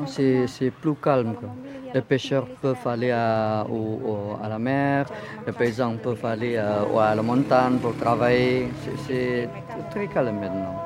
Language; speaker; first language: French; non-native, learner; Indonesian